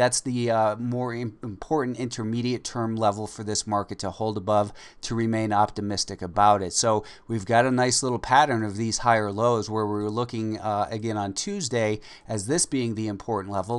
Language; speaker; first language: English; native; English